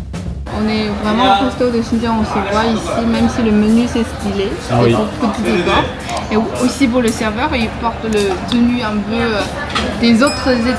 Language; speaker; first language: French; non-native, learner; Chinese